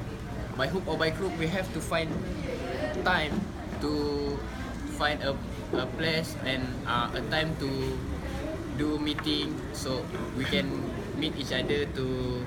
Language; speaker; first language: English; non-native, local second language; Malay